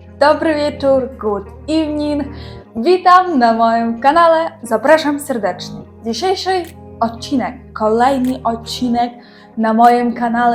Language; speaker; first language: Polish; non-native, learner; Ukrainian